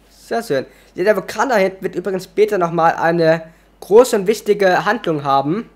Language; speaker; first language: German; native; German